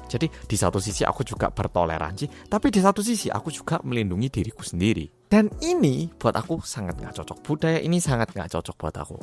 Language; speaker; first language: Indonesian; early bilingual, other home language; Korean